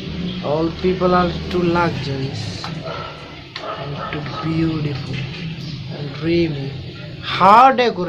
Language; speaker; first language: English; non-native, learner; Bangla